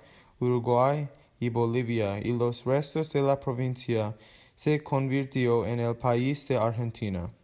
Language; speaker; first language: Spanish; non-native, learner; English